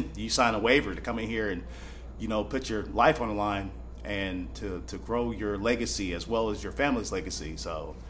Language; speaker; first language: English; native; English